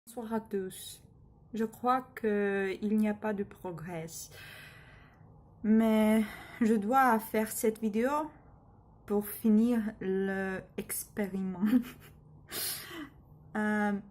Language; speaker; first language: French; non-native, learner; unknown